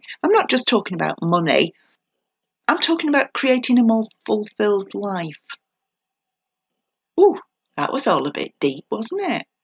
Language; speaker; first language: English; native; English